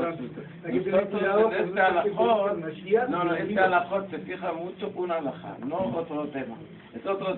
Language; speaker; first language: Spanish; non-native, learner; Hebrew